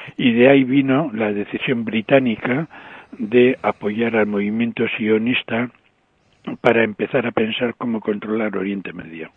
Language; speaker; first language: Spanish; native; Spanish